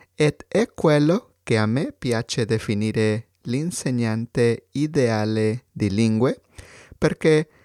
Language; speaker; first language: Italian; non-native, fluent; Spanish